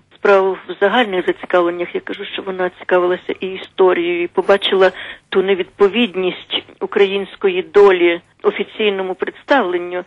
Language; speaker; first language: Ukrainian; native; Ukrainian